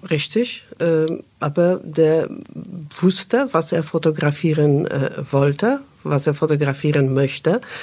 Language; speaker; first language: German; non-native, fluent; Polish